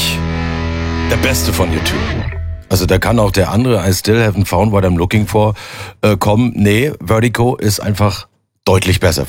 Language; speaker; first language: German; native; German